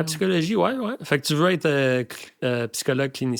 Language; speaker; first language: French; native; French